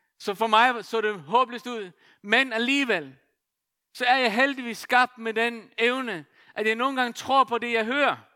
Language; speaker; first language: Danish; non-native, local second language; Faroese